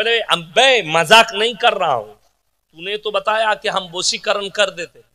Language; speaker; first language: Hindi; non-native, local second language; Bangla